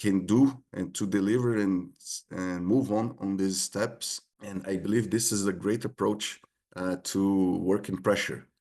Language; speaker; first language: English; non-native, fluent; Portuguese